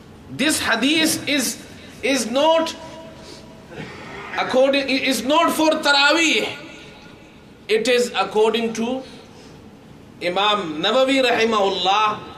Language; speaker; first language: English; non-native, local second language; Urdu